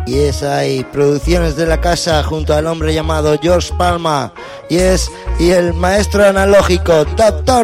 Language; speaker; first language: Spanish; native; Spanish